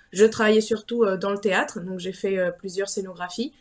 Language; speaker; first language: French; non-native, fluent; Spanish